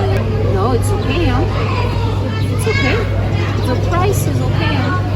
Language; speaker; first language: English; non-native, learner; French